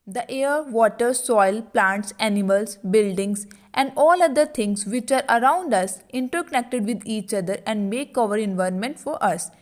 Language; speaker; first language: English; non-native, local second language; Punjabi